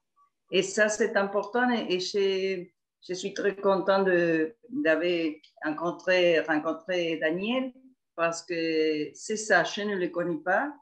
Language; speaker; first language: French; non-native, fluent; Spanish